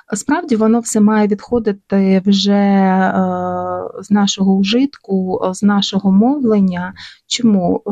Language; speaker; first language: Ukrainian; non-native, local second language; Russian